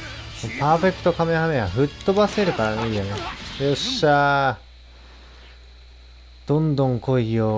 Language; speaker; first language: Japanese; native; Japanese